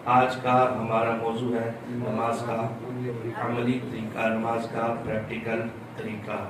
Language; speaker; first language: Urdu; non-native, local second language; Punjabi